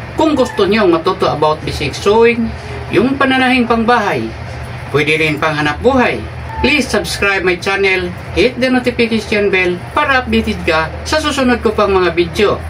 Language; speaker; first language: Filipino; non-native, local second language; Cebuano